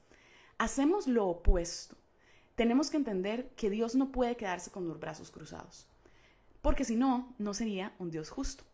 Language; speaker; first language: Spanish; native; Spanish